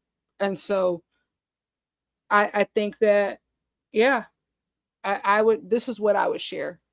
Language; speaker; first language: English; native; English